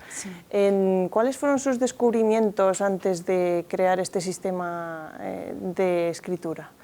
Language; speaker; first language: Spanish; native; Spanish